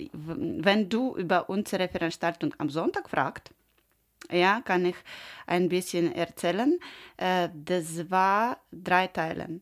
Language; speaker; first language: German; non-native, learner; Ukrainian